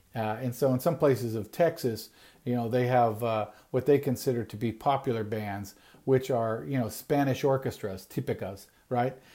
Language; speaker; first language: English; native; English